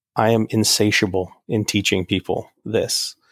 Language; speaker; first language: English; native; English